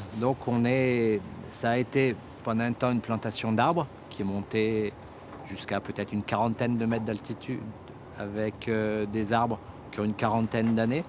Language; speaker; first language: French; native; French